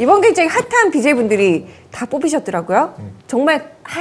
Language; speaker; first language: Korean; native; Korean